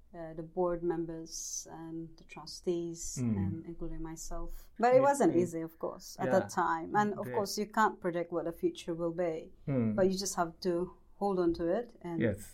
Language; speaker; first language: English; non-native, local second language; Cebuano